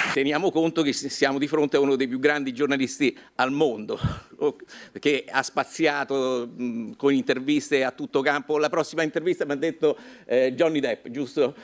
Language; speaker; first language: Italian; native; Italian